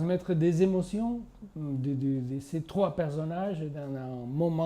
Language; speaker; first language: French; non-native, fluent; Spanish